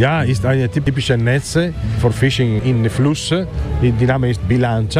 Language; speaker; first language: German; non-native, learner; Italian